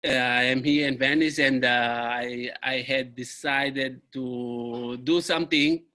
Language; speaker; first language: English; non-native, learner; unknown